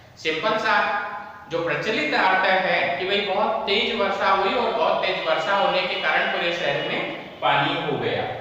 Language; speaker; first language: Hindi; native; Hindi